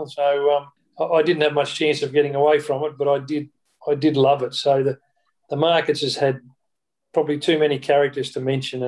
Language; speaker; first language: English; native; English